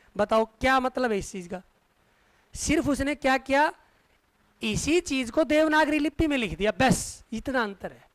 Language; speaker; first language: Hindi; native; Hindi